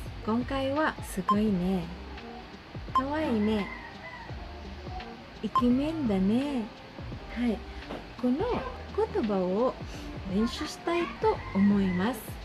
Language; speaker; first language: Japanese; non-native, fluent; Cebuano